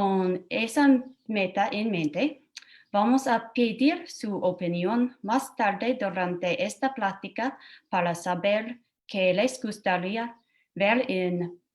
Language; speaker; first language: Spanish; non-native, fluent; English